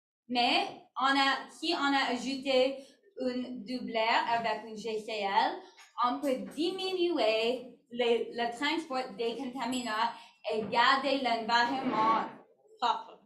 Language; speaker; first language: French; non-native, learner; English